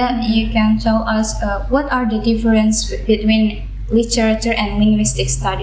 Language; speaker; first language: English; non-native, learner; Indonesian